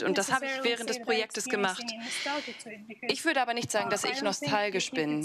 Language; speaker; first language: German; non-native, fluent; Russian